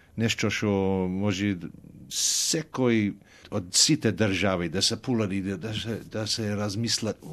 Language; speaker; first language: Macedonian; early bilingual, heritage; Macedonian